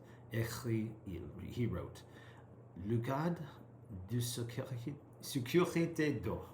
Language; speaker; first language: French; non-native, learner; English